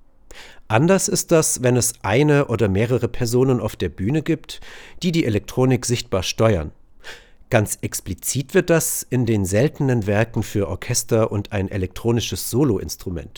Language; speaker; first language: German; native; German